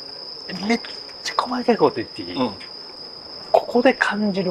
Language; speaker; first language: Japanese; native; Japanese